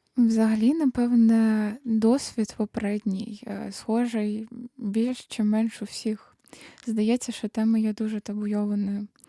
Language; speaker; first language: Ukrainian; native; Ukrainian